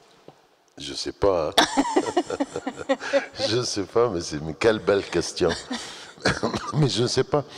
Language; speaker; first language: French; non-native, fluent; Arabic